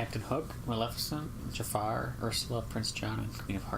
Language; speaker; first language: English; native; English